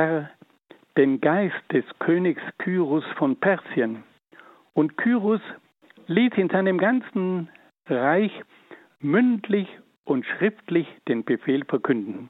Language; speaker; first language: German; native; German